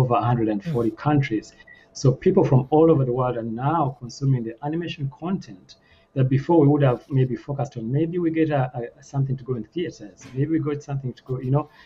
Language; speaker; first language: English; non-native, local second language; Ganda